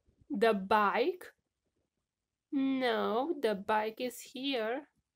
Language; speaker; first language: English; non-native, fluent; Romanian